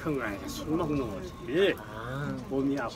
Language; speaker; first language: Korean; native; Korean